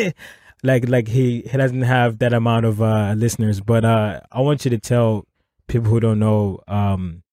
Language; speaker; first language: English; non-native, local second language; Akan